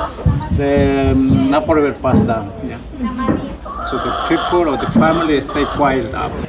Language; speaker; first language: English; non-native, learner; Spanish